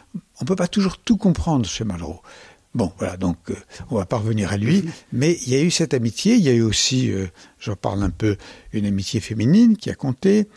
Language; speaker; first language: French; native; French